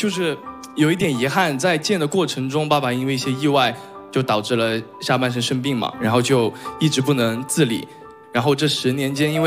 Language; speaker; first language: Chinese; native; Chinese